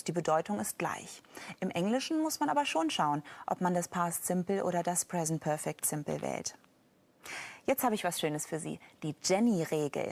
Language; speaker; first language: German; native; German